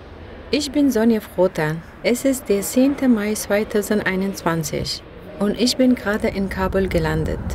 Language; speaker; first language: German; non-native, fluent; Persian